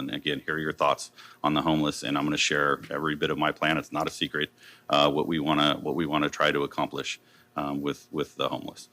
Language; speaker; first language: English; native; English